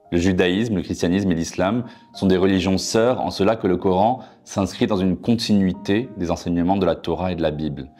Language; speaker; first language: French; non-native, local second language; Arabic